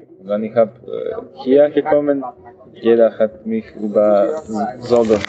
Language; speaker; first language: German; non-native, learner; Spanish